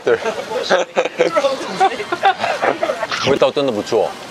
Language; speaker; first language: Chinese; non-native, fluent; Korean